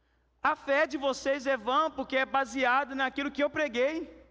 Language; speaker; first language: Portuguese; native; Portuguese